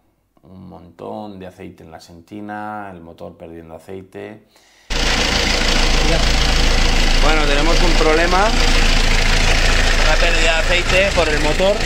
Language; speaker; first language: Spanish; native; Spanish